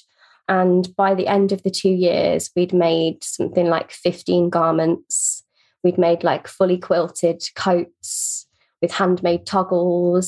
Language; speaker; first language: English; native; English